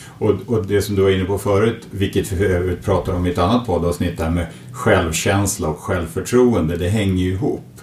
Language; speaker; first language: Swedish; native; Swedish